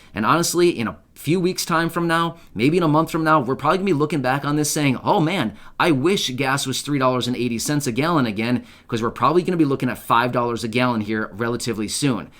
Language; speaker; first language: English; native; English